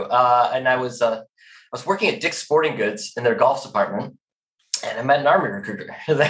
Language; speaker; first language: English; native; English